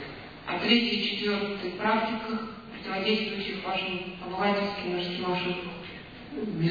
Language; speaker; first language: Russian; native; Russian